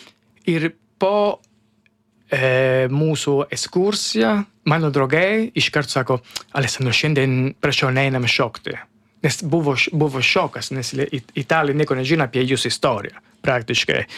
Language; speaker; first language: Lithuanian; non-native, learner; Italian